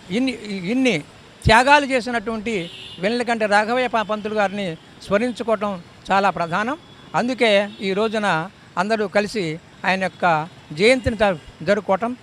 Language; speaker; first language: Telugu; native; Telugu